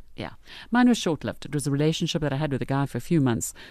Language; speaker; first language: English; native; English